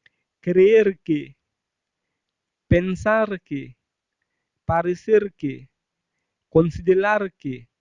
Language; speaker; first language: Spanish; non-native, fluent; Haitian Creole